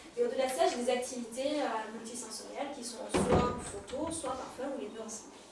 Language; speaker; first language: French; native; French